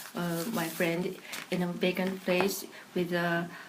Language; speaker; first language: English; non-native, learner; Japanese